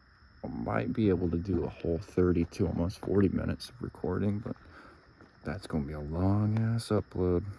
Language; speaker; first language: English; native; English